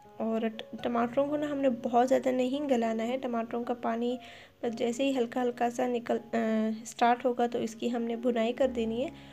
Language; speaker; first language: Urdu; native; Urdu